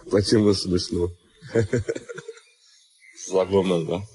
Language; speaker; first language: Russian; non-native, learner; Chinese